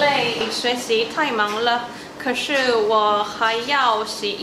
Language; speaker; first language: Chinese; non-native, learner; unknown